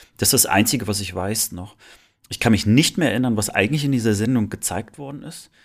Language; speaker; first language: German; native; German